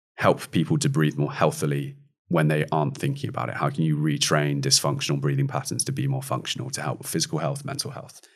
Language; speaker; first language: English; native; English